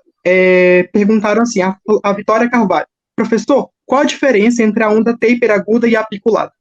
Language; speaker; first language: Portuguese; native; Portuguese